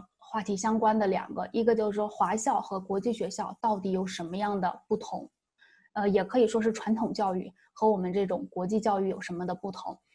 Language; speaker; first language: Chinese; native; Chinese